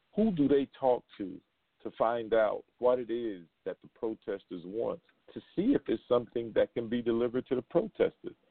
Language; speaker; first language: English; native; English